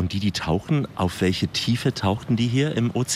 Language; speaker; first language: German; native; German